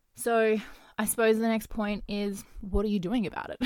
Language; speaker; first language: English; native; English